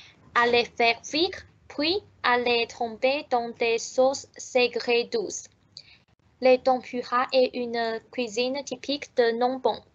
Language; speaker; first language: French; non-native, learner; Chinese